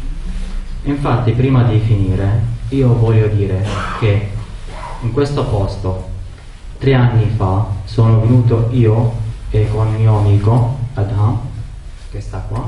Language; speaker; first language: Italian; non-native, learner; Arabic